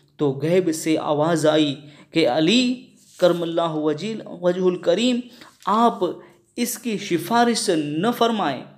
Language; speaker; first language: Urdu; non-native, local second language; Sindhi